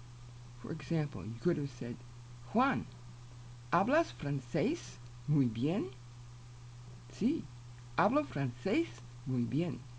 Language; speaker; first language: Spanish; non-native, fluent; English